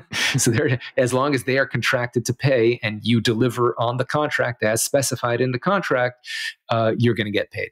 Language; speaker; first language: English; native; English